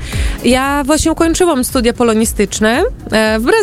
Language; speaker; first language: Polish; early bilingual, heritage; Portuguese